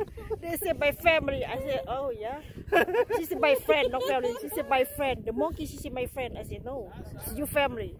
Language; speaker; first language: English; non-native, learner; Thai